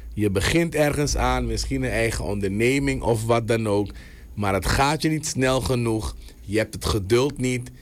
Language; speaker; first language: Dutch; native; Dutch